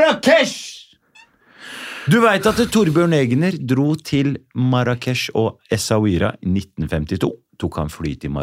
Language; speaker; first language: Norwegian; native; Norwegian